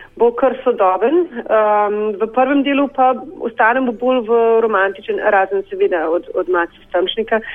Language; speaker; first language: Slovenian; early bilingual, heritage; Slovenian